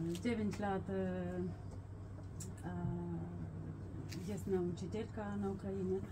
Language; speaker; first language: Polish; non-native, learner; Ukrainian